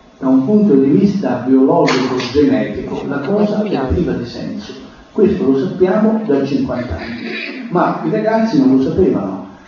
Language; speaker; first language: Italian; native; Italian